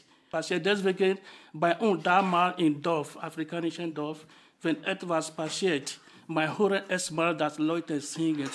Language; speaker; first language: German; non-native, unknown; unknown